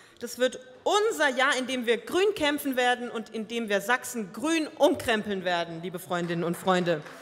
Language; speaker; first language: German; early bilingual, other home language; Croatian